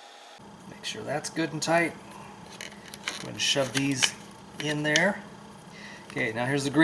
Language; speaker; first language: English; native; English